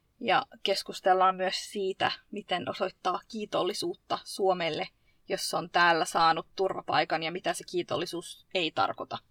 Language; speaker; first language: Finnish; early bilingual, other home language; Arabic